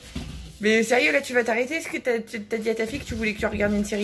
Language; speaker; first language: French; native; French